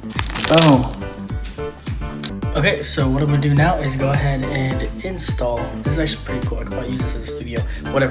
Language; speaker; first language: English; native; English